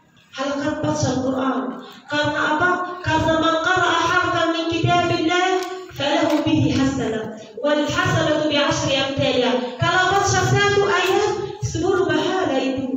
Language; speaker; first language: Indonesian; non-native, learner; Arabic